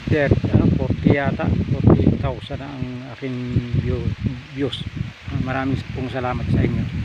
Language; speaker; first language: Filipino; non-native, local second language; Bikol